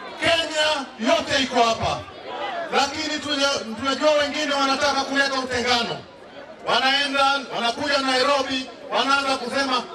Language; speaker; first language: Swahili; non-native, local second language; Luo (Kenya and Tanzania)